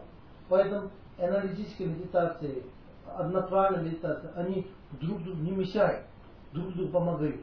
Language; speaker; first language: Russian; non-native, learner; Tibetan